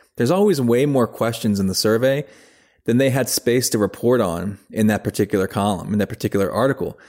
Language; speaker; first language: English; native; English